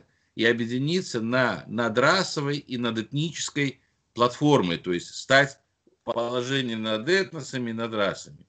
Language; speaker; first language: Russian; native; Russian